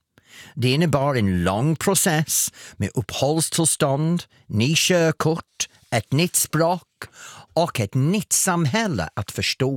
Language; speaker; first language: Swedish; non-native, fluent; English